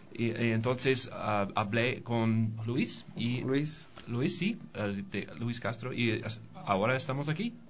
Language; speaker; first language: Spanish; non-native, learner; English